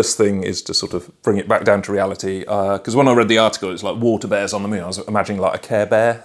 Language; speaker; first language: English; native; English